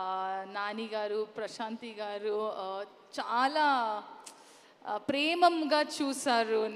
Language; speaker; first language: Telugu; non-native, learner; Kannada